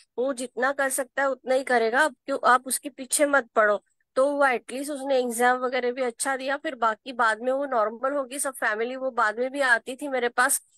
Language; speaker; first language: Hindi; non-native, local second language; Marathi